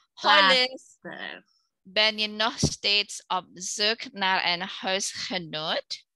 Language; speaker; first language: Dutch; non-native, learner; Indonesian